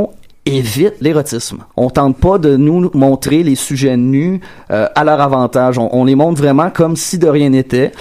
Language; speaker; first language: French; native; French